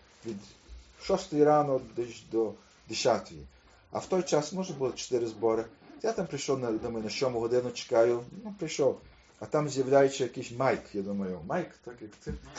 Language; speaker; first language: Ukrainian; early bilingual, heritage; Ukrainian